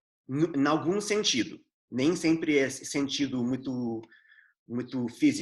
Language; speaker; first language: Portuguese; non-native, fluent; English